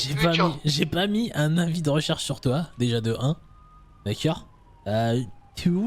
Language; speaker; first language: French; native; French